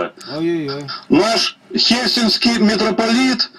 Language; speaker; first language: Russian; native; Russian